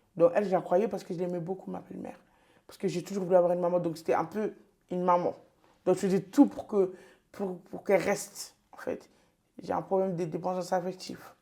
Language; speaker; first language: French; early bilingual, other home language; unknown